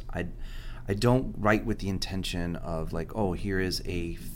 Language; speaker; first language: English; early bilingual, other home language; Spanish